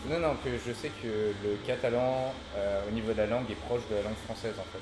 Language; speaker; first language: French; native; French